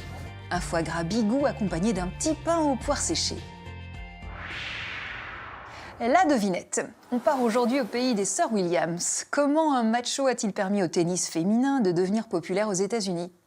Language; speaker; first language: French; native; French